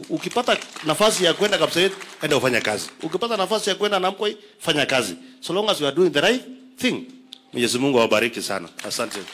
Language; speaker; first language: Swahili; non-native, local second language; Kalenjin